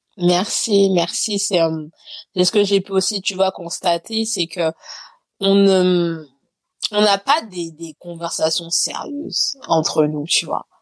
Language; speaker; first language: French; native; French